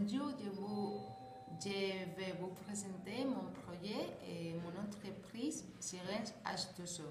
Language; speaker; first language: French; non-native, learner; Spanish